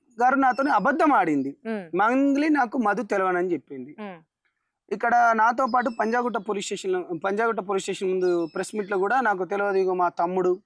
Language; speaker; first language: Telugu; non-native, local second language; Lambadi